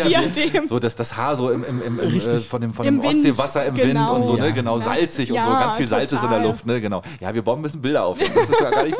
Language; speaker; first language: German; native; German